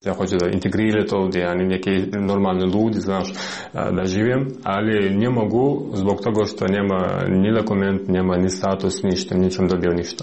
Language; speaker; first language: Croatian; non-native, learner; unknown